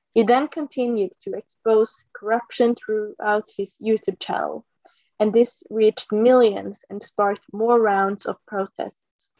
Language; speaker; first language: English; non-native, fluent; Norwegian